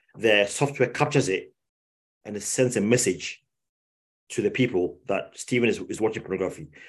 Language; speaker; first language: English; non-native, local second language; Akan